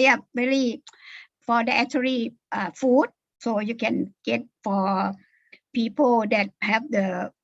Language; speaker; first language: English; non-native, learner; Thai